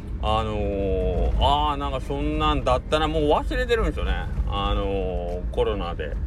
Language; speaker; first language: Japanese; native; Japanese